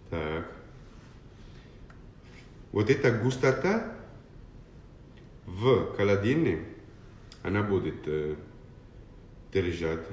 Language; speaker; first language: Russian; non-native, learner; Italian